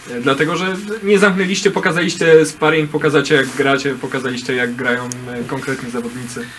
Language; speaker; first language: Polish; native; Polish